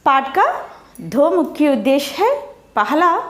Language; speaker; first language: Hindi; non-native, local second language; Telugu